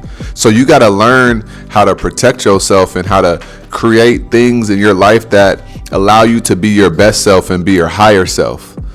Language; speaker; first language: English; native; English